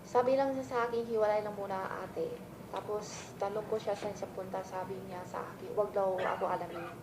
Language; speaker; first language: Filipino; non-native, learner; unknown